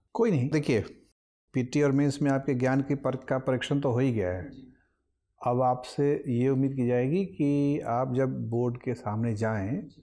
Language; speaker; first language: Hindi; native; Hindi